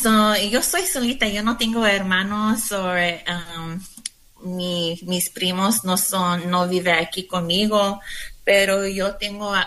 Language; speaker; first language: Spanish; non-native, learner; English